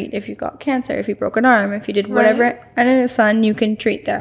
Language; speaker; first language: English; native; English